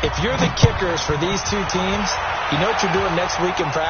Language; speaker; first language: English; native; English